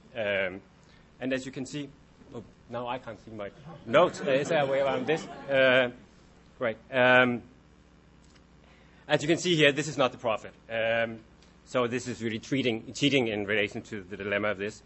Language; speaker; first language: English; non-native, fluent; Danish